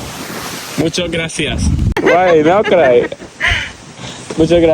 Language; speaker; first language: Spanish; non-native, learner; Malayalam